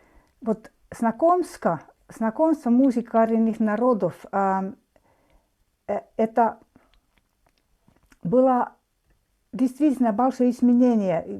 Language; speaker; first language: Russian; non-native, fluent; Finnish